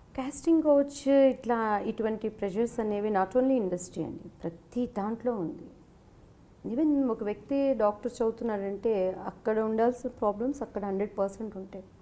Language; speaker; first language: Telugu; native; Telugu